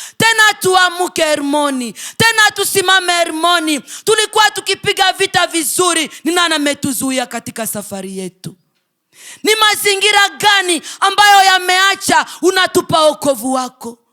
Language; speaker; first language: Swahili; native; Swahili